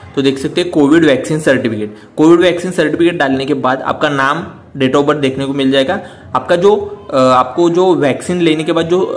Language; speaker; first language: Hindi; non-native, local second language; Marathi